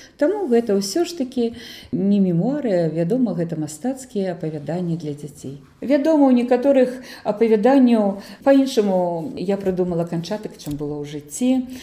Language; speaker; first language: Belarusian; native; Belarusian